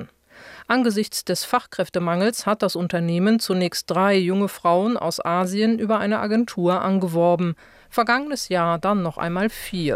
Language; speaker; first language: German; native; German